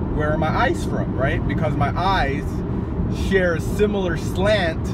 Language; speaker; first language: English; native; English